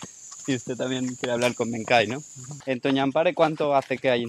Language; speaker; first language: Spanish; native; Spanish